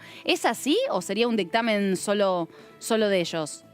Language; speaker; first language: Spanish; native; Spanish